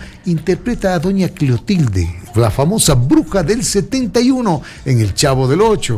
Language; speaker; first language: Spanish; native; Spanish